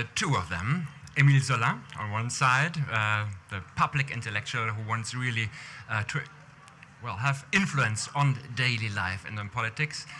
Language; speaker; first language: English; non-native, fluent; German